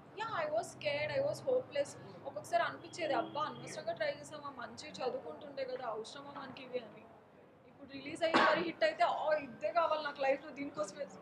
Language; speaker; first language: Telugu; non-native, local second language; Marathi